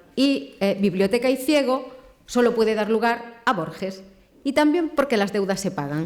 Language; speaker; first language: Spanish; non-native, local second language; Galician